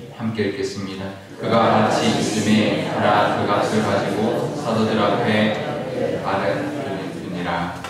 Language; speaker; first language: Korean; native; Korean